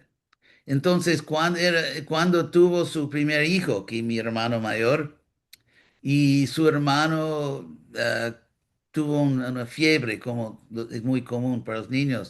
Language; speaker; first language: Spanish; non-native, fluent; English